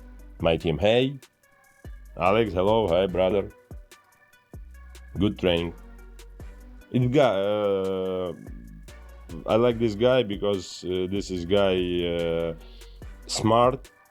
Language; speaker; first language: English; non-native, learner; Ukrainian